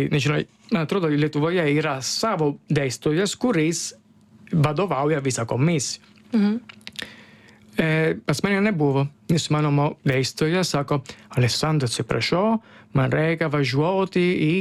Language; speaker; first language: Lithuanian; non-native, learner; Italian